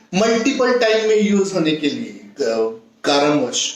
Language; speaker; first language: Hindi; non-native, local second language; Marathi